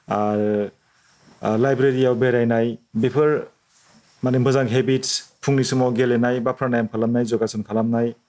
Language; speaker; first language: Bodo; native; Bodo